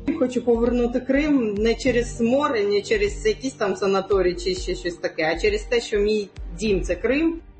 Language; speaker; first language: Ukrainian; non-native, local second language; Crimean Tatar